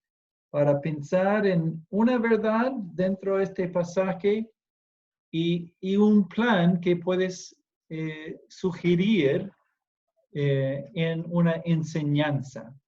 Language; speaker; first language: Spanish; non-native, fluent; English